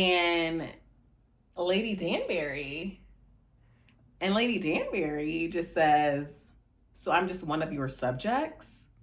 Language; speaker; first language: English; native; English